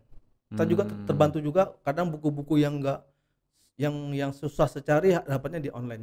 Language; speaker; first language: Indonesian; native; Indonesian